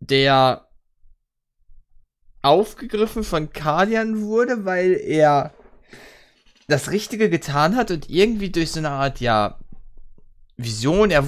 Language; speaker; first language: German; native; German